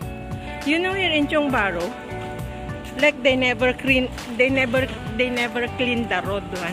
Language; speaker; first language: English; non-native, learner; Filipino